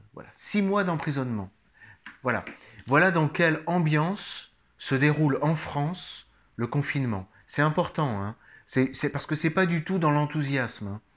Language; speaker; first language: French; native; French